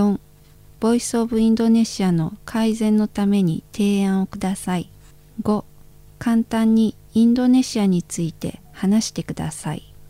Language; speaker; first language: Japanese; non-native, fluent; Indonesian